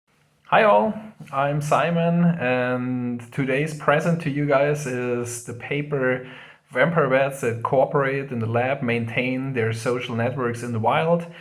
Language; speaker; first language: English; non-native, fluent; German